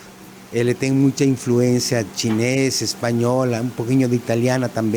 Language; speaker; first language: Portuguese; non-native, fluent; Spanish